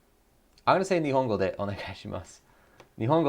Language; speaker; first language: Japanese; non-native, learner; English